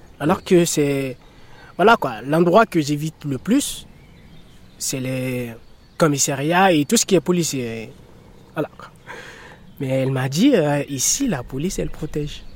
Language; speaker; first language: French; non-native, local second language; Fula